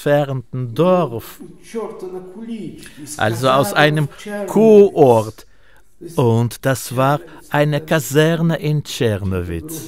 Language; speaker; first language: German; non-native, fluent; Russian